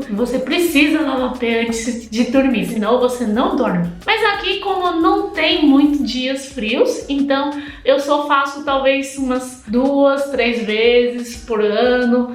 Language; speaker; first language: Portuguese; non-native, fluent; Chinese